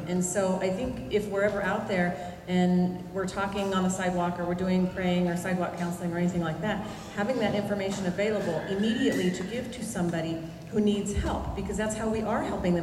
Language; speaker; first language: English; native; English